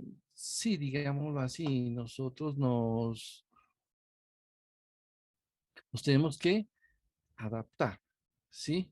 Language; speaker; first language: Spanish; native; Spanish